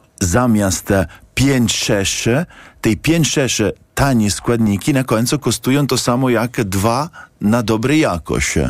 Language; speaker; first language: Polish; non-native, learner; Italian